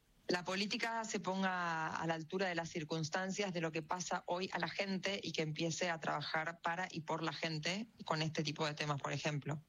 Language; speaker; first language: Spanish; native; Spanish